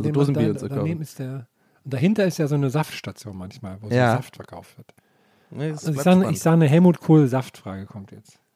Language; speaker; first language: German; native; German